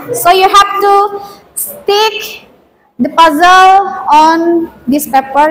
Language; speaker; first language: English; non-native, learner; Indonesian